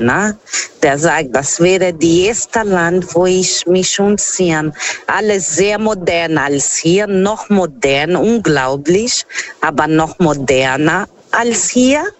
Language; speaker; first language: German; non-native, fluent; Portuguese